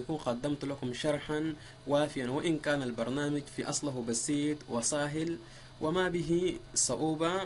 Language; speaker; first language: Arabic; native; Arabic